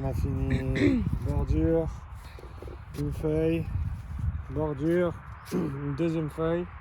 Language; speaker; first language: French; native; French